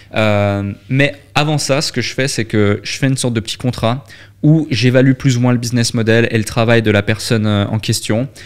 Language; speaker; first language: French; native; French